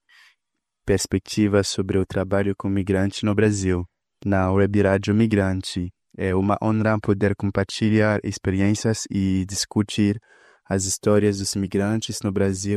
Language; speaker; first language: Portuguese; non-native, fluent; Haitian Creole